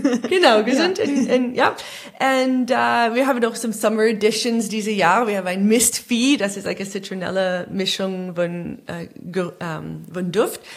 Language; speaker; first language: German; non-native, fluent; English